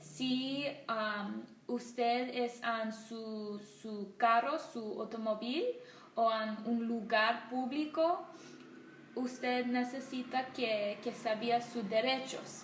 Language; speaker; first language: Spanish; non-native, learner; English